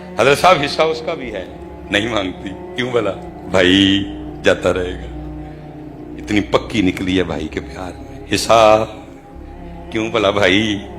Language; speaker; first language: Urdu; non-native, local second language; Punjabi